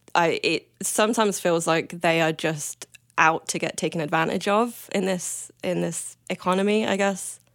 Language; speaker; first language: English; native; English